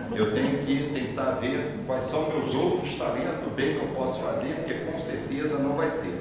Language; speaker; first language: Portuguese; native; Portuguese